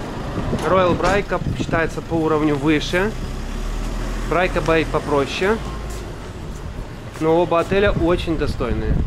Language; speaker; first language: Russian; native; Russian